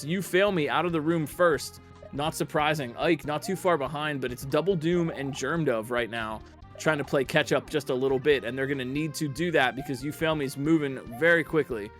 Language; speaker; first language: English; native; English